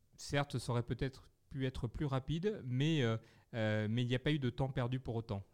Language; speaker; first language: French; native; French